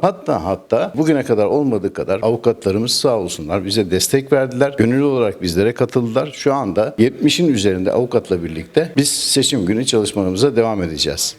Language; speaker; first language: Turkish; native; Turkish